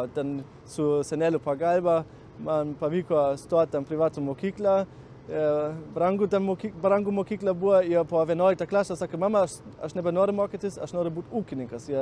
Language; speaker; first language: Lithuanian; non-native, learner; German